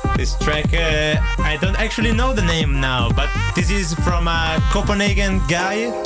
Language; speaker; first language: English; non-native, fluent; Italian